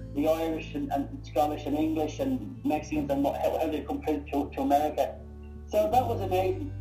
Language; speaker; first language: English; native; English